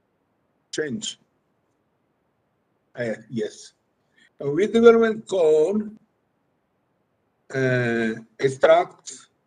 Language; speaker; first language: English; non-native, learner; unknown